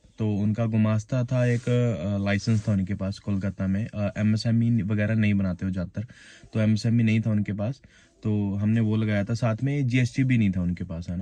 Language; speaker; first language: Hindi; native; Hindi